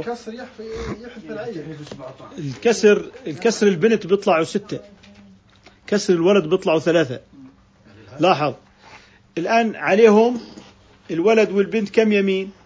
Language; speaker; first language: Arabic; native; Arabic